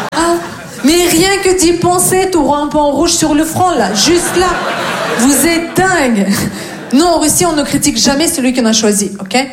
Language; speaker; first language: French; non-native, fluent; Russian